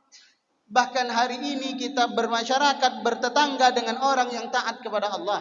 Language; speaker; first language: Indonesian; native; Indonesian